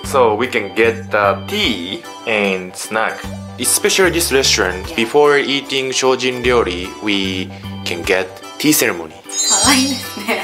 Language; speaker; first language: English; non-native, learner; Japanese